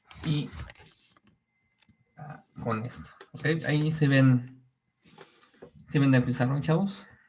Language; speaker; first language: Spanish; native; Spanish